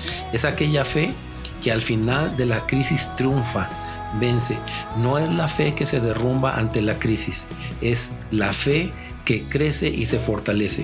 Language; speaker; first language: Spanish; native; Spanish